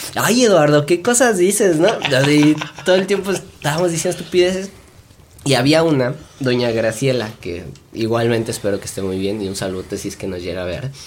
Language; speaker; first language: Spanish; native; Spanish